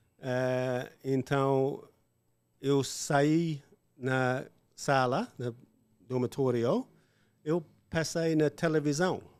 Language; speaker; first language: Portuguese; non-native, learner; English